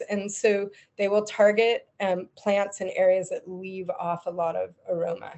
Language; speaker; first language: English; native; English